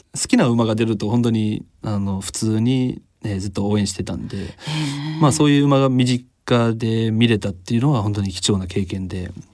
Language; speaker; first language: Japanese; non-native, fluent; English